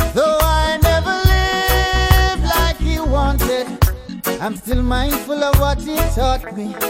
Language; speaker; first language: English; non-native, local second language; Akan